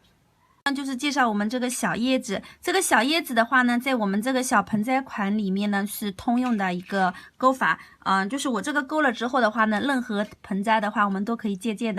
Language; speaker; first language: Chinese; native; Chinese